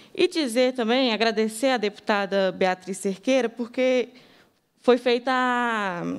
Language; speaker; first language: Portuguese; native; Portuguese